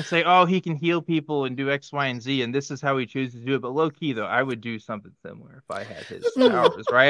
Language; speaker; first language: English; native; English